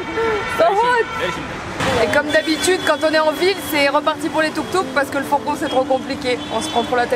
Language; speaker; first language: French; native; French